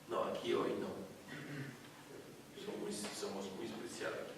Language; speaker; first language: Spanish; non-native, fluent; French